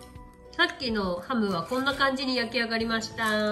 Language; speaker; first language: Japanese; native; Japanese